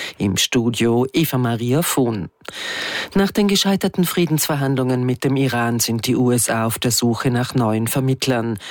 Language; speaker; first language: German; native; German